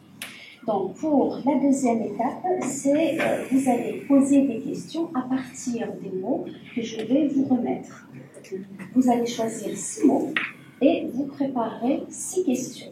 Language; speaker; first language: French; non-native, fluent; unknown